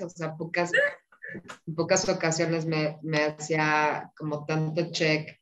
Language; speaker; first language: Spanish; native; Spanish